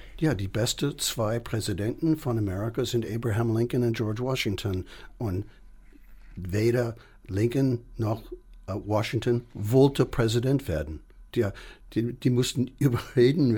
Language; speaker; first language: German; non-native, fluent; English